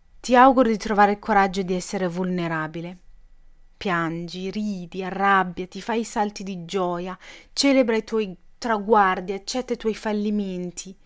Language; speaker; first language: Italian; native; Italian